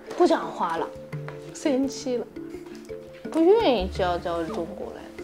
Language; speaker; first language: Chinese; non-native, fluent; Japanese